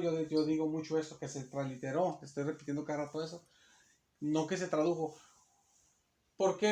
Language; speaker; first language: Spanish; native; Spanish